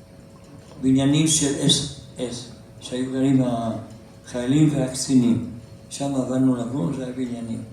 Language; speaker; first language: Hebrew; non-native, fluent; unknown